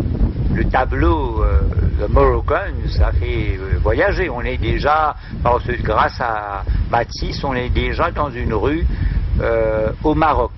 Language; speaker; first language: French; non-native, local second language; Morisyen